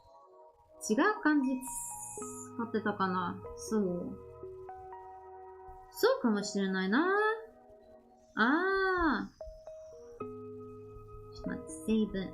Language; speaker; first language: Japanese; non-native, learner; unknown